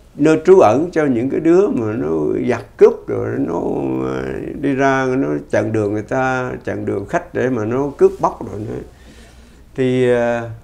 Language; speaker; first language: Vietnamese; native; Vietnamese